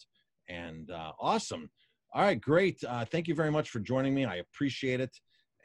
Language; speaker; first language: English; native; English